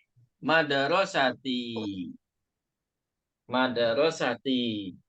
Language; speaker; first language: Arabic; non-native, fluent; Indonesian